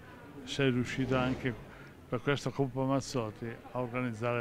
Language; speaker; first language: Italian; native; Italian